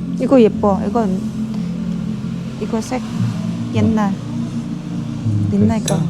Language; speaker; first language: Korean; non-native, learner; Vietnamese